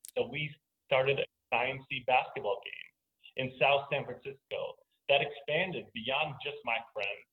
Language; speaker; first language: English; native; English